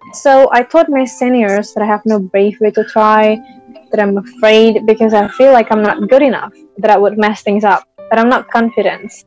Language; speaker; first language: English; non-native, fluent; Indonesian